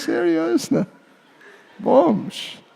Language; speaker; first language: Russian; non-native, learner; English